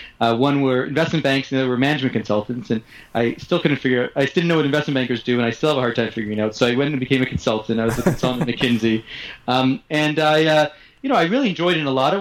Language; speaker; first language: English; native; English